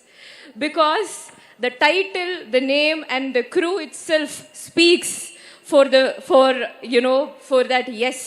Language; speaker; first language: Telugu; non-native, learner; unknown